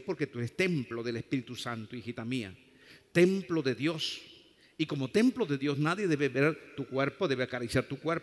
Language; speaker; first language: Spanish; native; Spanish